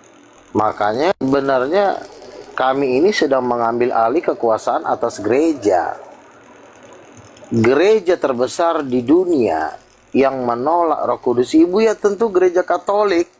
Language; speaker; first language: Malay; native; Malay